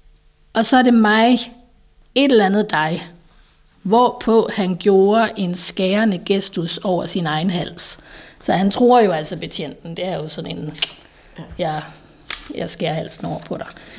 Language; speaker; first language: Danish; native; Danish